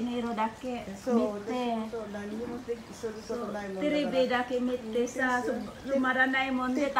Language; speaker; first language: Japanese; non-native, learner; Cebuano